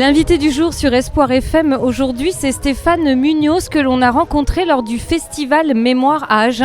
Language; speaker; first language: French; native; French